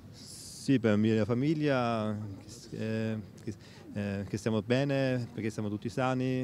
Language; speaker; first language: Italian; non-native, fluent; German